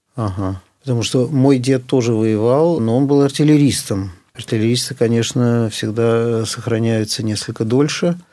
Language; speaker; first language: Russian; native; Russian